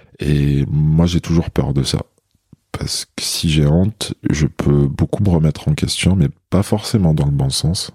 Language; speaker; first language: French; non-native, local second language; Kabyle